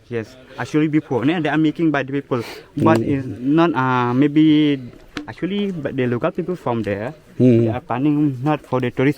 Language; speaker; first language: English; non-native, local second language; Khasi